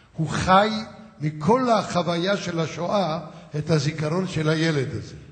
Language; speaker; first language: Hebrew; early bilingual, other home language; Yiddish